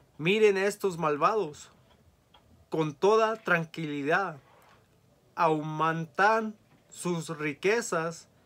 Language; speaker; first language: Spanish; early bilingual, heritage; Spanish